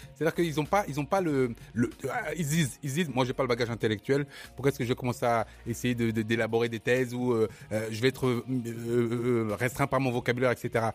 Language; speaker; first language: French; early bilingual, other home language; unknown